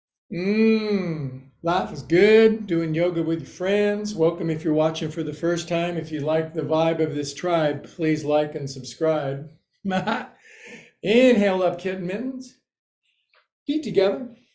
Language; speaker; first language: English; native; English